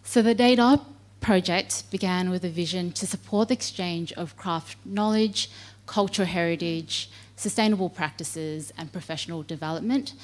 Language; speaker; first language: English; native; English